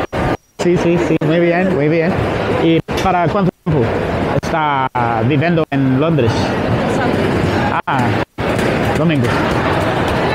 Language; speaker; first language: Spanish; non-native, learner; Portuguese